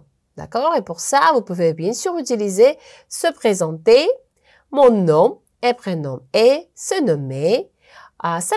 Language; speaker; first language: French; non-native, fluent; Uzbek